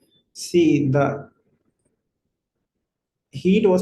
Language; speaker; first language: English; non-native, local second language; Hindi